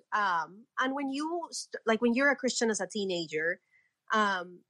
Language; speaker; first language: English; non-native, fluent; Spanish